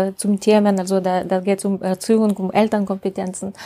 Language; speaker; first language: German; non-native, fluent; Russian